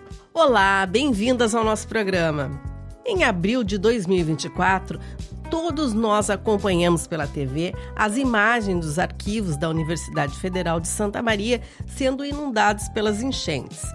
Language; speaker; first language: Portuguese; native; Portuguese